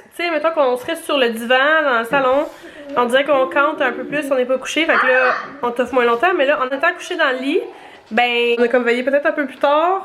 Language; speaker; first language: French; native; French